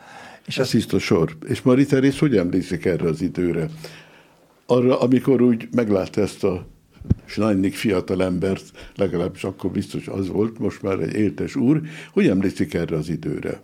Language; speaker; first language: Hungarian; native; Hungarian